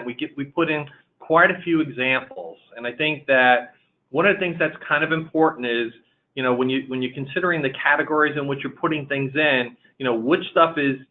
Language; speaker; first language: English; native; English